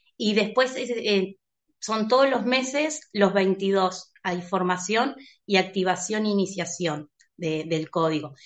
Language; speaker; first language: Spanish; native; Spanish